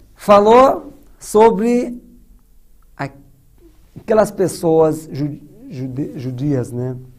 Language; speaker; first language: Portuguese; non-native, fluent; Persian